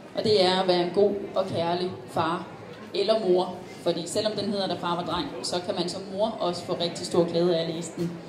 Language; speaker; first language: Danish; native; Danish